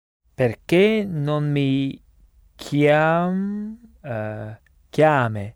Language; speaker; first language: Italian; non-native, learner; French